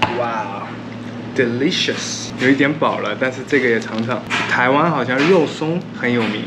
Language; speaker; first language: Chinese; non-native, fluent; Korean